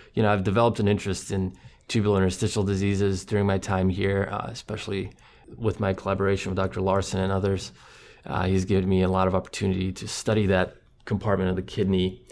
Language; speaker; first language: English; non-native, fluent; Croatian